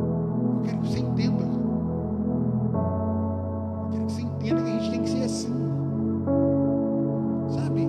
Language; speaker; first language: Portuguese; native; Portuguese